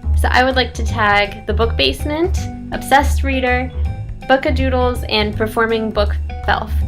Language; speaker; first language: English; native; English